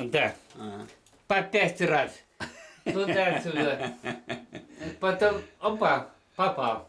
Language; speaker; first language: Russian; non-native, local second language; Ukrainian